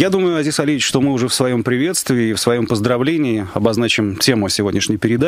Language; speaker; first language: Russian; native; Russian